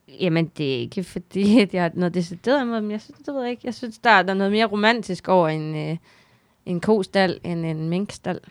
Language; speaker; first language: Danish; native; Danish